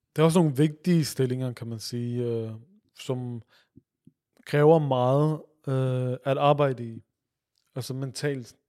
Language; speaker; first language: Danish; early bilingual, other home language; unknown